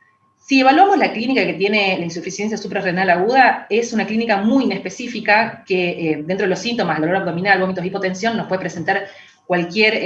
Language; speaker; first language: Spanish; native; Spanish